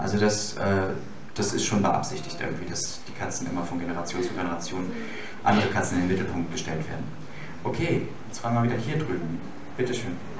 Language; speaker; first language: German; native; German